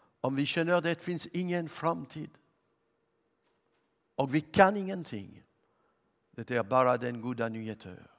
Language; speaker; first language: Swedish; non-native, learner; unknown